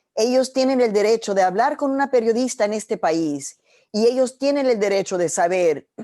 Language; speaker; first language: Spanish; early bilingual, heritage; Spanish